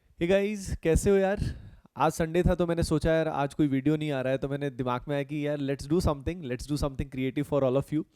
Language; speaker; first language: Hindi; native; Hindi